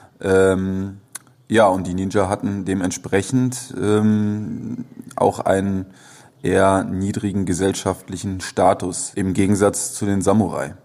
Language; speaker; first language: German; native; German